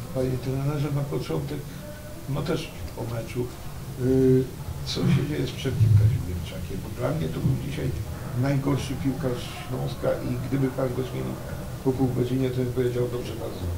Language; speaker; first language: Polish; native; Polish